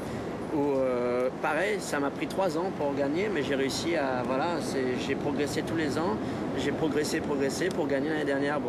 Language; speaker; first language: French; native; French